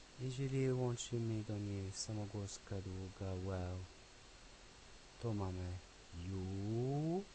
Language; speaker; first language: Polish; non-native, learner; Arabic